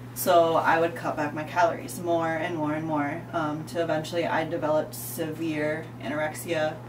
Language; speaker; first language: English; native; English